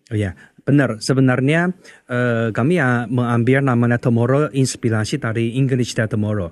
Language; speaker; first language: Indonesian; non-native, fluent; Chinese